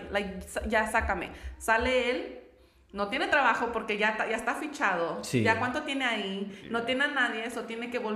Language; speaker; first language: Spanish; native; Spanish